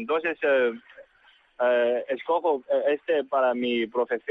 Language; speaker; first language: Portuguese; non-native, learner; Chinese